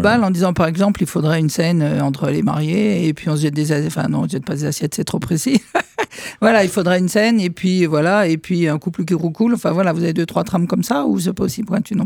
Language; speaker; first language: French; native; French